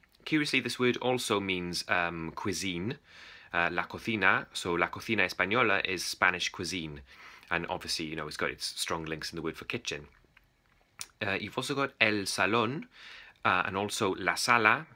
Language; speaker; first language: English; native; English